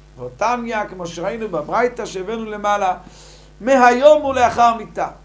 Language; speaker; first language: Hebrew; native; Hebrew